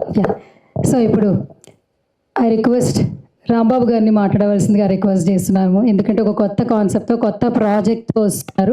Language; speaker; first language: Telugu; native; Telugu